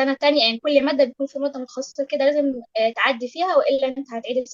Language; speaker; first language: Arabic; native; Arabic